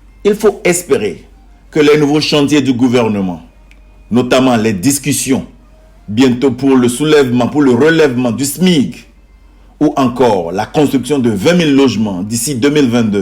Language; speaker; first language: French; native; French